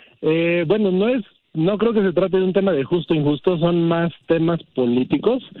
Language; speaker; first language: Spanish; early bilingual, heritage; Spanish